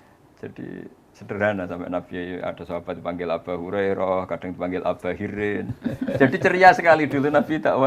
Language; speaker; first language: Indonesian; native; Indonesian